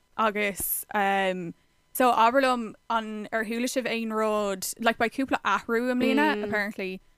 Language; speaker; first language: Irish; non-native, local second language; English